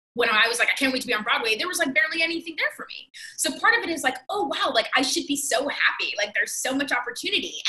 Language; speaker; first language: English; native; English